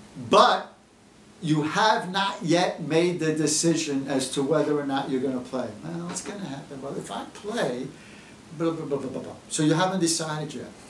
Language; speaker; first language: English; native; English